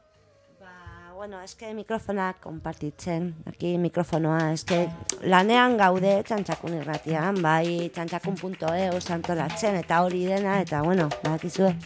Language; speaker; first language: Basque; non-native, local second language; Spanish